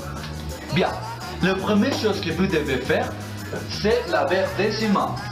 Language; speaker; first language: French; non-native, learner; Spanish